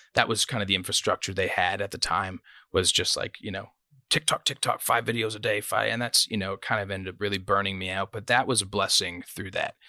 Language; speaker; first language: English; native; English